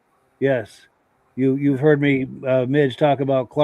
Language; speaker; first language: English; native; English